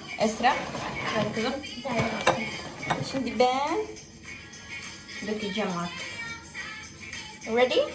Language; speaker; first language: Turkish; non-native, fluent; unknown